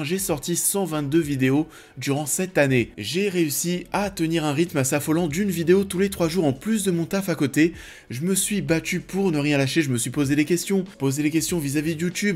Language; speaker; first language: French; native; French